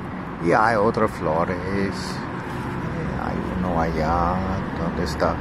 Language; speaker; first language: Spanish; non-native, learner; English